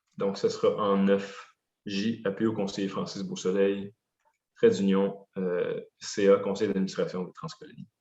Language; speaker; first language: French; native; French